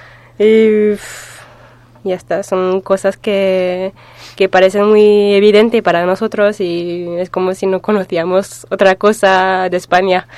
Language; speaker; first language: Spanish; non-native, fluent; French